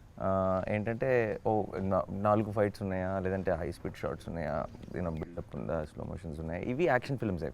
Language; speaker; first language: Telugu; native; Telugu